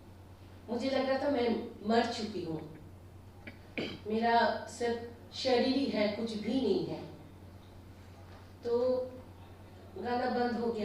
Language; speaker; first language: Hindi; non-native, local second language; Bangla